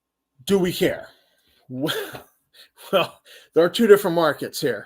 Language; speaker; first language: English; native; English